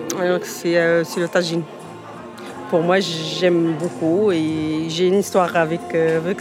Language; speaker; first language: French; non-native, learner; Arabic